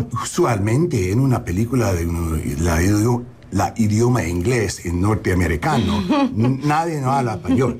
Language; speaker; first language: Spanish; non-native, learner; English